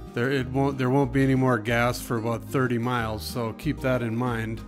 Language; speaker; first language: English; native; English